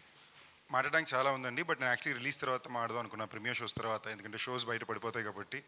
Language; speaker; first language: Telugu; native; Telugu